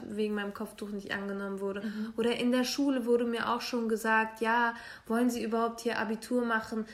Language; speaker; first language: German; early bilingual, other home language; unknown